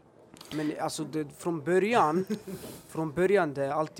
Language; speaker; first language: Swedish; early bilingual, other home language; Albanian